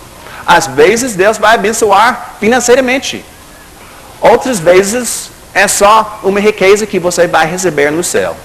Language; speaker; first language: Portuguese; non-native, fluent; English